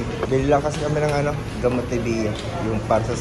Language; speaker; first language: Filipino; native; Filipino